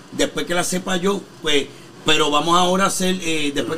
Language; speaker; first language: Spanish; native; Spanish